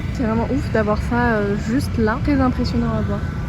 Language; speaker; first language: French; native; French